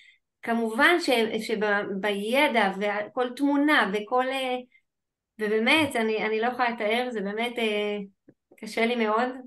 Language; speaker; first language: Hebrew; native; Hebrew